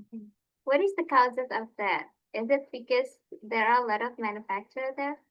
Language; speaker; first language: English; non-native, fluent; Indonesian